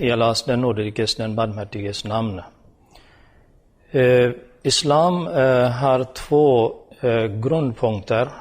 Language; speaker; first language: Swedish; non-native, fluent; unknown